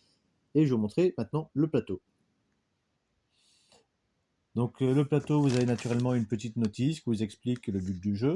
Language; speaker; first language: French; native; French